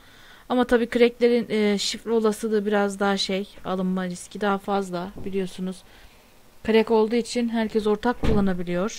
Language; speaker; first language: Turkish; native; Turkish